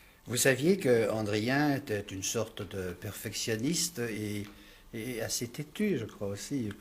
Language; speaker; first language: French; native; French